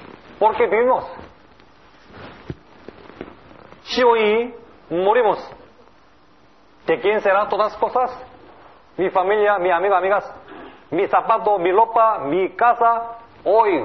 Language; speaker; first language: Spanish; non-native, learner; Korean